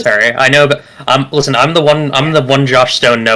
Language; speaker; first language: English; native; English